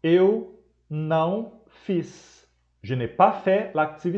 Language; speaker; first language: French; non-native, fluent; Portuguese